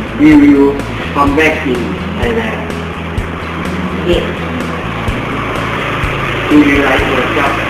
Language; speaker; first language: English; non-native, learner; Thai